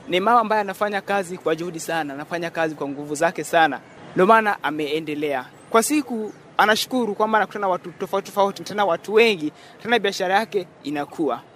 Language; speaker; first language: Swahili; non-native, local second language; Luo (Kenya and Tanzania)